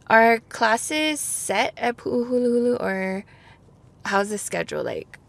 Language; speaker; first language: English; native; English